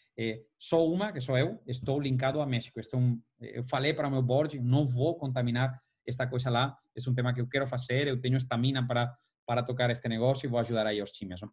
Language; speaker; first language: Portuguese; non-native, fluent; Spanish